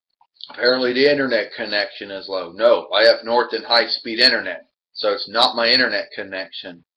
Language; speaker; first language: English; native; English